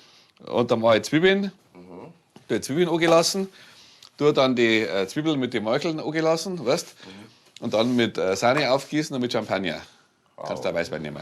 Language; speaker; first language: German; native; German